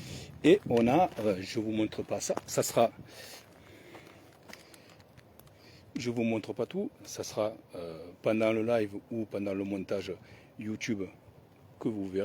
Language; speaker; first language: French; native; French